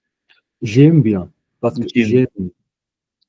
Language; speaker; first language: French; non-native, fluent; Punjabi